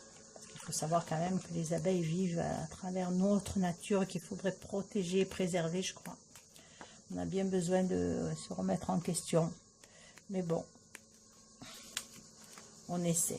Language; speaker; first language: French; native; French